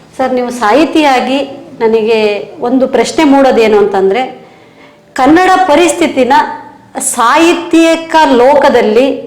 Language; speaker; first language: Kannada; native; Kannada